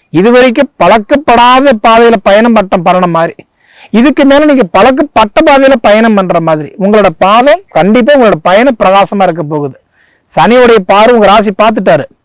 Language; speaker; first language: Tamil; native; Tamil